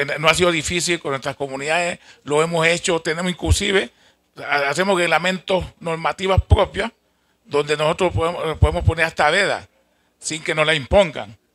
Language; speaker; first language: Spanish; native; Spanish